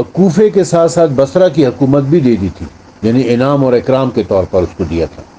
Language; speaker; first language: Urdu; native; Urdu